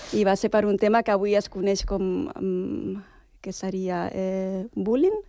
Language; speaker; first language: Catalan; native; Catalan